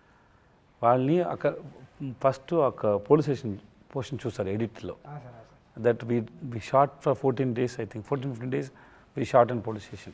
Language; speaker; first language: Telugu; non-native, learner; Tamil